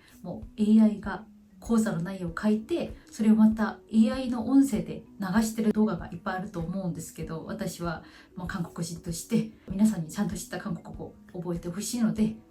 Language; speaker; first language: Japanese; non-native, fluent; Korean